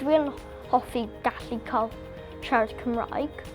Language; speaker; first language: Welsh; non-native, learner; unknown